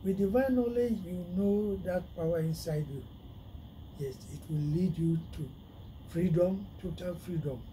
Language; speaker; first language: English; non-native, local second language; Yoruba